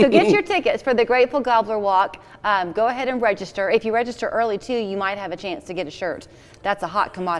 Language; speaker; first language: English; native; English